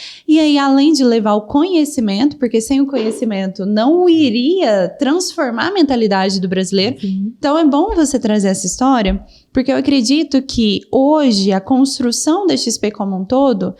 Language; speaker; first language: Portuguese; native; Portuguese